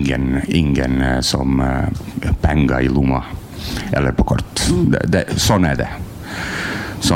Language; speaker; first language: Norwegian; non-native, learner; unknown